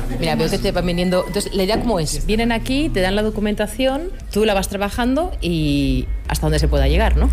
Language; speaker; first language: Spanish; native; Spanish